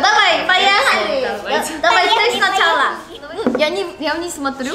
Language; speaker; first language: Russian; non-native, learner; Korean